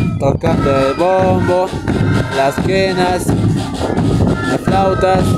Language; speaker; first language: Spanish; native; Spanish